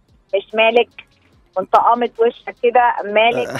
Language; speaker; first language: Arabic; native; Arabic